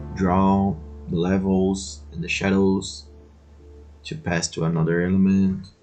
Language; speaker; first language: English; non-native, fluent; Portuguese